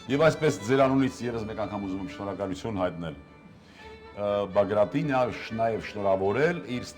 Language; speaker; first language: Armenian; native; Armenian